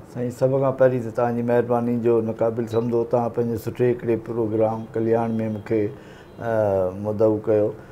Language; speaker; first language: Sindhi; native; Sindhi